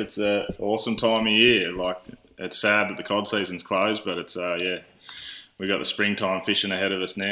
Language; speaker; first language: English; native; English